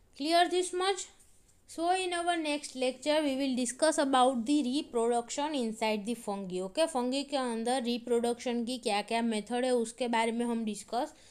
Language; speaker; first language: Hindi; non-native, local second language; Gujarati